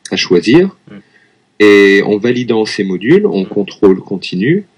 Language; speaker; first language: French; native; French